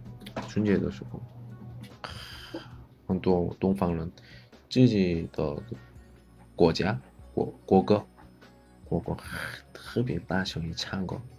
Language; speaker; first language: Chinese; non-native, learner; Korean